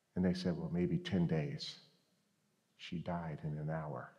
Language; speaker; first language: English; native; English